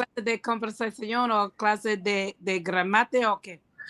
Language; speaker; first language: Spanish; non-native, learner; English